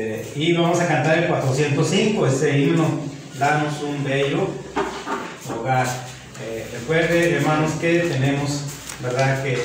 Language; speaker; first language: Spanish; native; Spanish